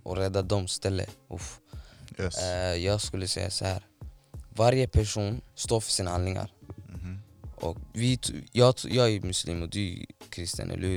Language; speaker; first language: Swedish; non-native, fluent; Somali